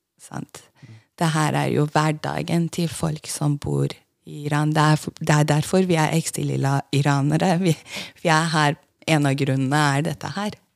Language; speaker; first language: Norwegian; non-native, fluent; Persian